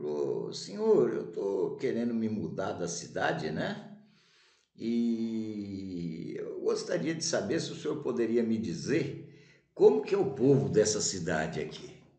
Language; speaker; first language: Portuguese; native; Portuguese